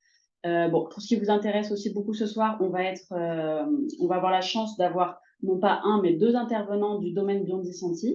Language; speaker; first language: French; native; French